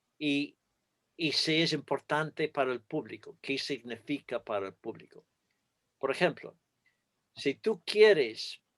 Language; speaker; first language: Spanish; non-native, fluent; English